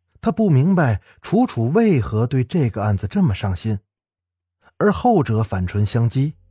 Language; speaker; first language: Chinese; native; Chinese